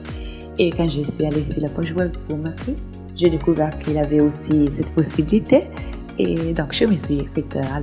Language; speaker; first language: French; non-native, learner; Italian